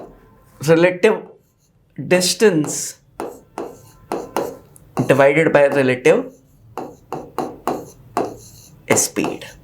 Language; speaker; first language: English; non-native, local second language; Hindi